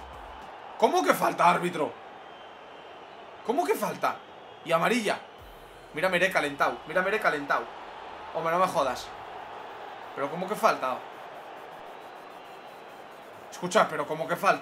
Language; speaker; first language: Spanish; native; Spanish